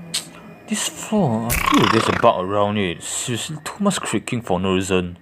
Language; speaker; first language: English; non-native, fluent; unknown